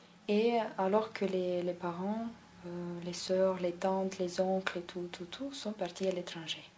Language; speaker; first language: French; non-native, fluent; Romanian